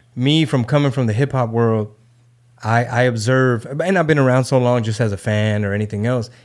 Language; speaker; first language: English; early bilingual, other home language; Spanish